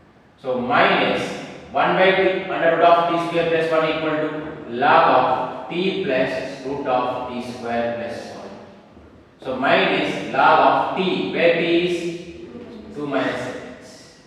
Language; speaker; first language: English; non-native, local second language; Kannada